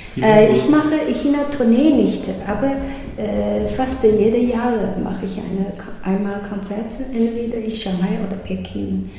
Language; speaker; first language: German; non-native, learner; Chinese